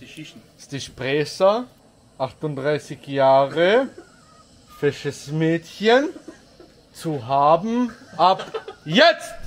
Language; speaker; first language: German; early bilingual, other home language; Albanian